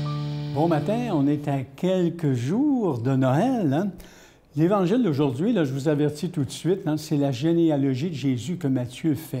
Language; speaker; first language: French; native; French